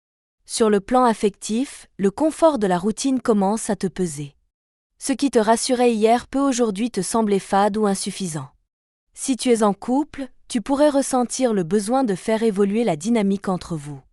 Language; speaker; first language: French; native; French